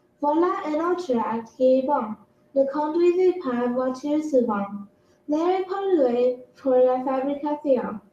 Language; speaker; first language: French; non-native, local second language; English